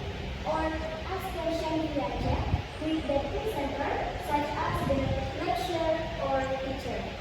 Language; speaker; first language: English; non-native, learner; Indonesian